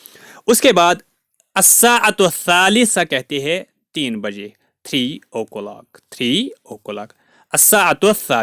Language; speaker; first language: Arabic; non-native, fluent; Urdu